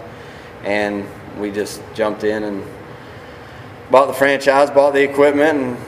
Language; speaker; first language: English; native; English